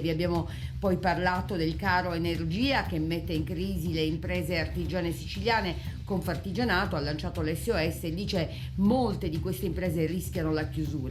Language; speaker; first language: Italian; native; Italian